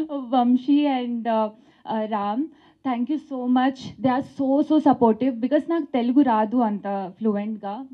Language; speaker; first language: Telugu; non-native, learner; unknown